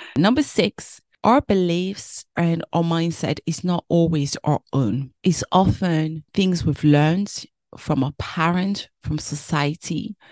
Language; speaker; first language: English; early bilingual, other home language; French